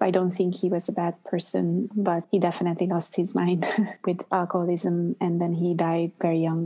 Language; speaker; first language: English; non-native, fluent; Hungarian